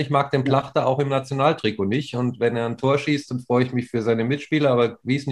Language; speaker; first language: German; native; German